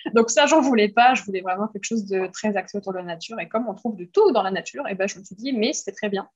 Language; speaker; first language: French; early bilingual, other home language; Greek